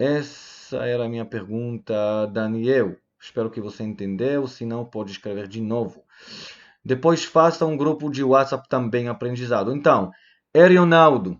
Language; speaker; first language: Portuguese; non-native, fluent; Hebrew